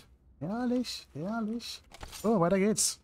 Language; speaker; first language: German; native; German